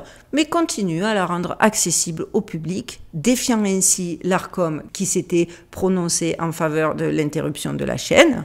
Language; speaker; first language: French; native; French